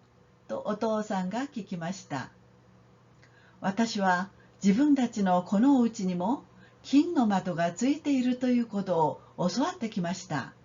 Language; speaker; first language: Japanese; non-native, fluent; Korean